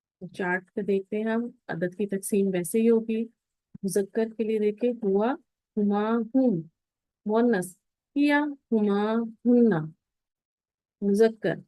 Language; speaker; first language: Urdu; native; Urdu